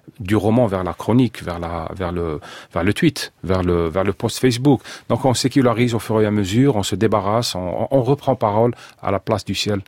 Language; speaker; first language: French; non-native, local second language; Arabic